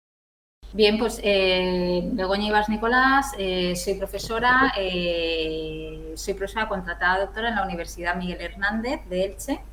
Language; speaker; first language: Spanish; native; Spanish